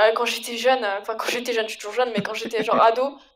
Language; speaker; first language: French; native; French